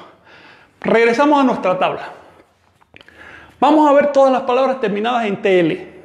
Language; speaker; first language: Spanish; native; Spanish